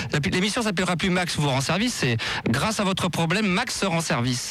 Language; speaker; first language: French; native; French